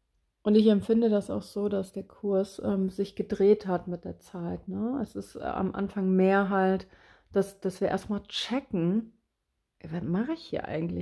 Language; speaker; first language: German; native; German